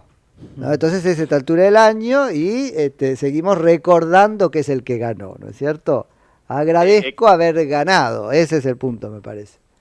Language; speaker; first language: Spanish; native; Spanish